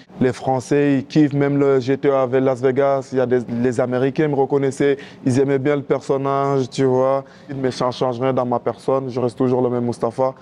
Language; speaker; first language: French; non-native, local second language; Wolof